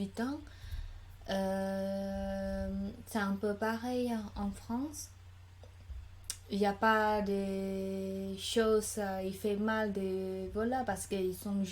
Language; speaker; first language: French; non-native, learner; Khmer